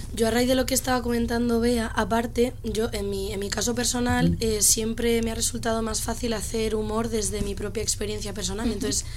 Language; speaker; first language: Spanish; native; Spanish